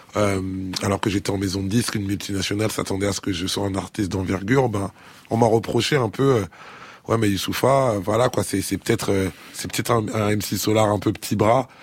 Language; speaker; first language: French; early bilingual, other home language; Lingala